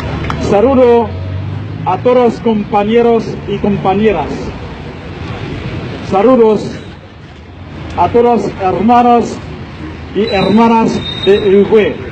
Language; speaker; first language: Spanish; non-native, fluent; Haitian Creole